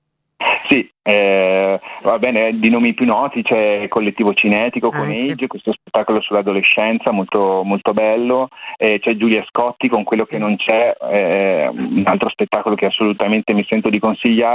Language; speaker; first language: Italian; native; Italian